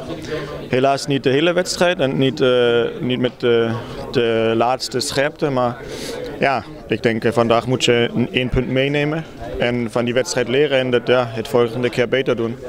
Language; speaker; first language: Dutch; non-native, fluent; German